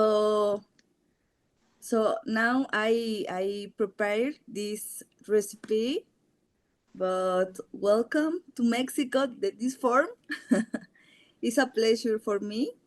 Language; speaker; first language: English; non-native, learner; Spanish